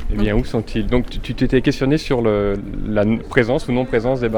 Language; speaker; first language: French; native; French